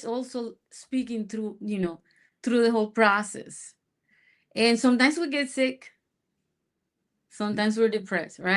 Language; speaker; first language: English; non-native, fluent; Spanish